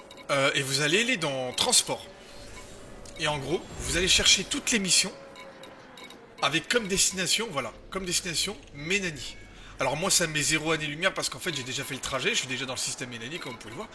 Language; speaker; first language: French; native; French